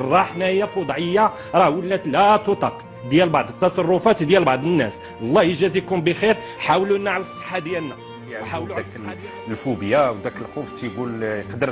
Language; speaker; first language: Arabic; native; Arabic